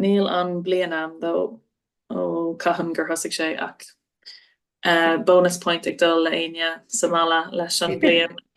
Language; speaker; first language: Irish; non-native, local second language; English